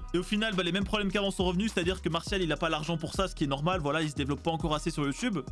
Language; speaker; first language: French; native; French